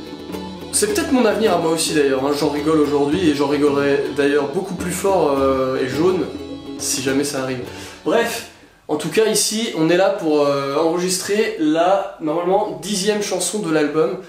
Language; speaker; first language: French; native; French